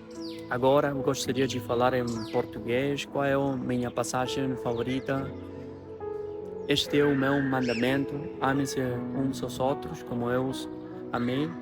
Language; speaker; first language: Portuguese; non-native, fluent; Spanish